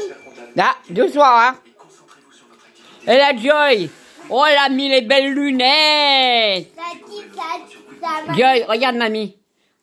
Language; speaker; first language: French; native; French